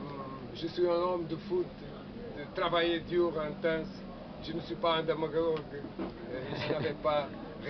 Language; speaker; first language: French; non-native, fluent; Portuguese